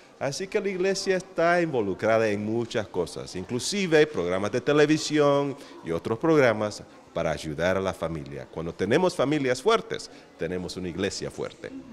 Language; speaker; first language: Spanish; early bilingual, heritage; Spanish